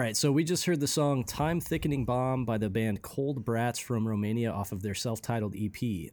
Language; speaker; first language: English; early bilingual, other home language; Romanian